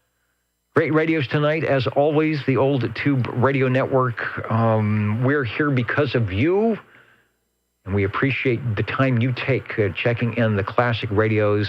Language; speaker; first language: English; native; English